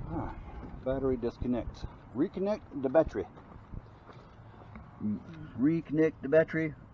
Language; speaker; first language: English; native; English